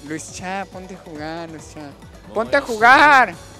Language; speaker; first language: Spanish; native; Spanish